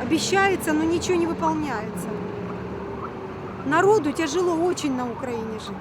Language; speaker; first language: Russian; native; Russian